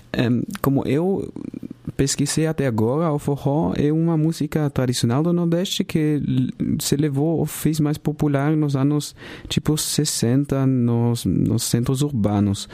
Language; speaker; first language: Portuguese; non-native, fluent; German